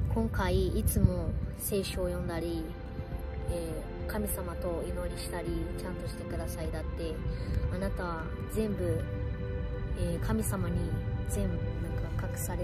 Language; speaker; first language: Japanese; early bilingual, other home language; Portuguese